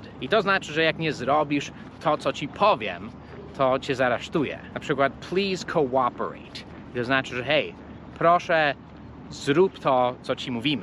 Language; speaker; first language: Polish; non-native, fluent; English